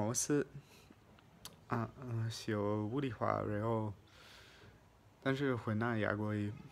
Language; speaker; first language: Chinese; non-native, fluent; English